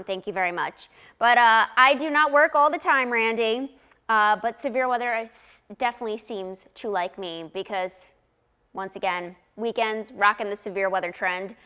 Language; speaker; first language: English; native; English